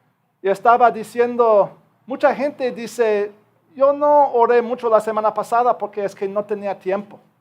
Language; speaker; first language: Spanish; non-native, fluent; English